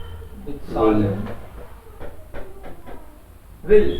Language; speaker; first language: German; non-native, fluent; Hindi